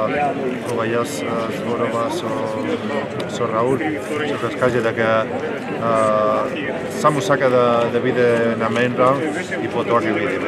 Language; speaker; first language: Macedonian; non-native, learner; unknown